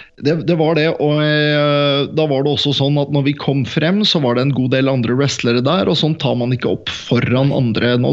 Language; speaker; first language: Norwegian; native; Norwegian